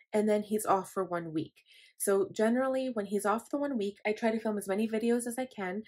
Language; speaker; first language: English; native; English